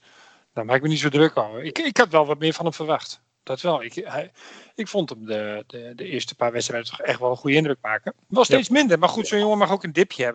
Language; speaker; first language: Dutch; native; Dutch